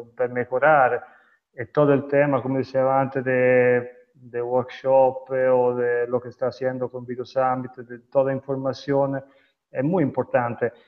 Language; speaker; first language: Spanish; non-native, learner; Italian